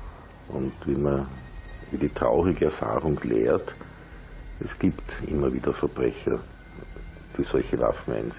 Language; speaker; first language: German; native; German